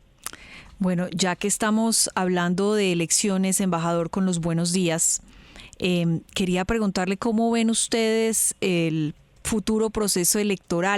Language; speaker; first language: Spanish; native; Spanish